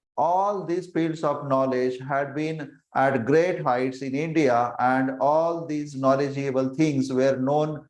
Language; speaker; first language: English; non-native, local second language; Marathi